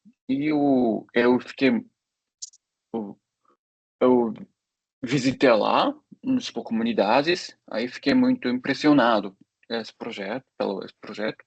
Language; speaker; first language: Portuguese; non-native, fluent; Japanese